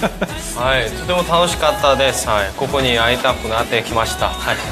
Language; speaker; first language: Japanese; non-native, learner; Korean